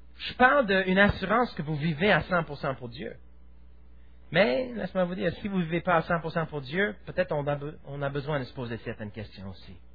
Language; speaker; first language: French; native; French